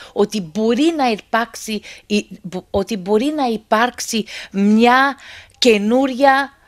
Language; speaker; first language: Greek; early bilingual, heritage; Greek